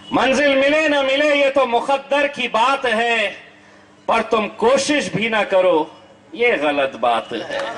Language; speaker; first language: Urdu; native; Urdu